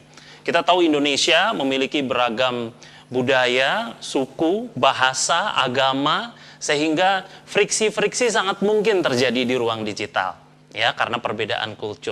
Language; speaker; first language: Indonesian; native; Indonesian